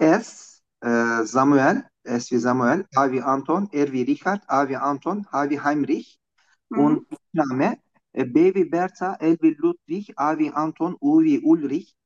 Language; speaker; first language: German; non-native, fluent; Turkish